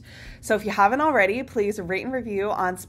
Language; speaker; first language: English; native; English